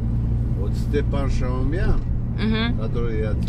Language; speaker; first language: Russian; non-native, local second language; Armenian